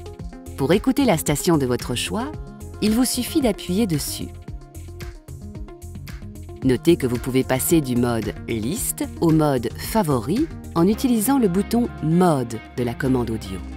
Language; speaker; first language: French; native; French